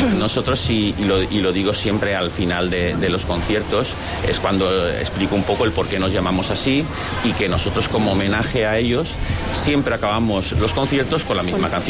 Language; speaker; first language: Spanish; native; Spanish